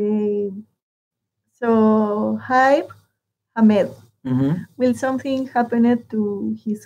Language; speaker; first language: English; non-native, learner; Spanish